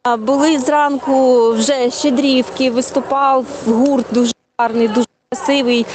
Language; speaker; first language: Ukrainian; native; Ukrainian